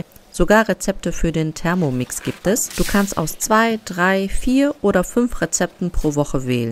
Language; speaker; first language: German; native; German